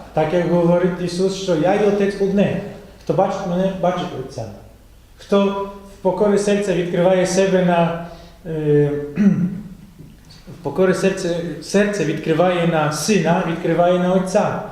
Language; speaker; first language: Ukrainian; non-native, fluent; Polish